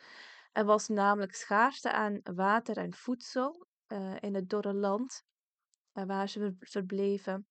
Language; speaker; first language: Dutch; early bilingual, other home language; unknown